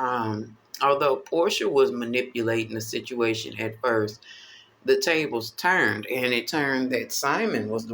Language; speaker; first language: English; native; English